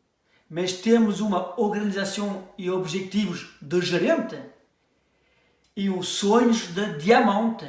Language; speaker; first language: Portuguese; early bilingual, heritage; French